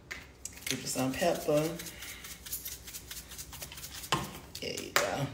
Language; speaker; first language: English; native; English